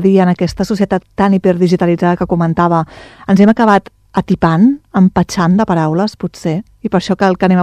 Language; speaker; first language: Catalan; native; Catalan